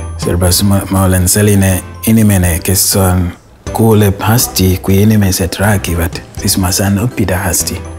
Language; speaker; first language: Estonian; non-native, learner; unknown